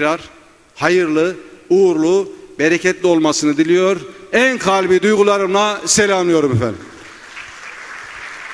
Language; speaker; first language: Turkish; native; Turkish